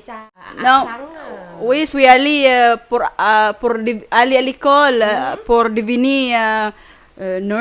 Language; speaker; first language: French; non-native, fluent; Filipino